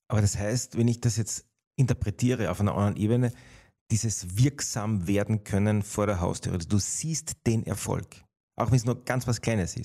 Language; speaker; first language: German; native; German